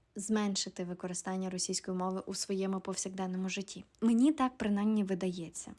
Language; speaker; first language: Ukrainian; native; Ukrainian